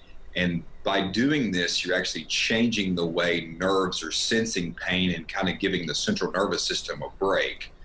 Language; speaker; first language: English; native; English